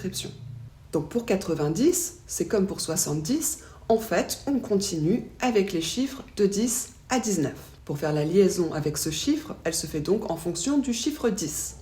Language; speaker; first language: French; native; French